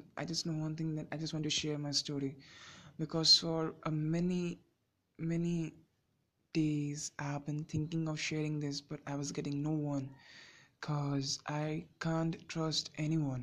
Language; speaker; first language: English; non-native, local second language; Bangla